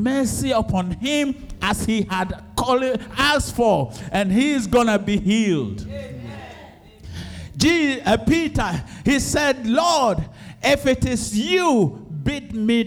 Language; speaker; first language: English; non-native, local second language; Akan